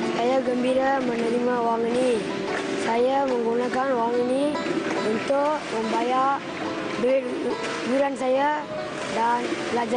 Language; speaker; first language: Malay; non-native, local second language; Tamil